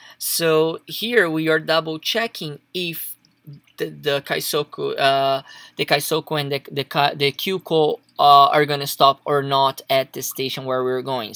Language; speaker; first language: English; non-native, fluent; Portuguese